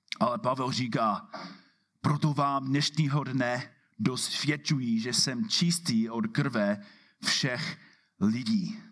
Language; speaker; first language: Czech; non-native, fluent; English